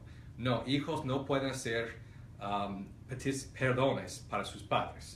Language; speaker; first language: Spanish; non-native, fluent; English